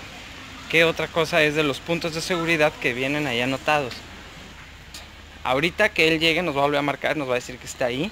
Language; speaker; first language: Spanish; native; Spanish